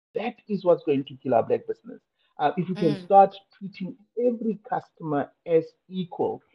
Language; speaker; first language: English; non-native, local second language; Tswana